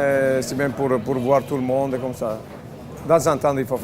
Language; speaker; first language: French; non-native, fluent; Italian